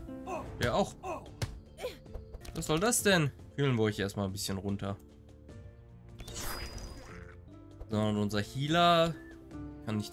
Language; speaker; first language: German; native; German